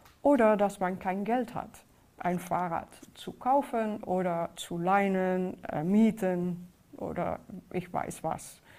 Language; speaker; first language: German; non-native, fluent; Dutch